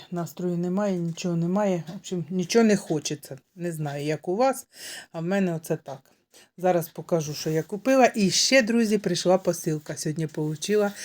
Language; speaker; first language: Ukrainian; native; Ukrainian